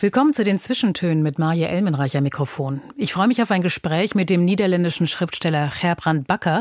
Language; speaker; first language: German; native; German